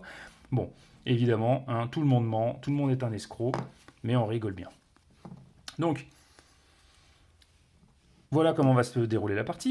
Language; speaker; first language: French; native; French